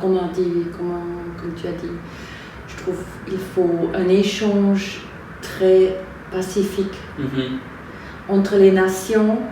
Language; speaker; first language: French; non-native, fluent; German